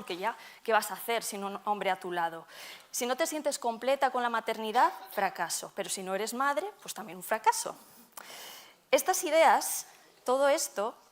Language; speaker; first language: Spanish; native; Spanish